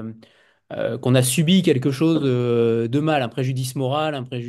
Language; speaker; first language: French; native; French